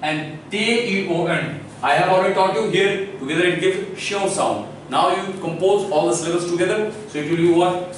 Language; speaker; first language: English; non-native, local second language; Hindi